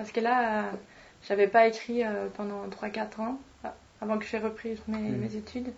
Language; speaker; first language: French; non-native, fluent; Swedish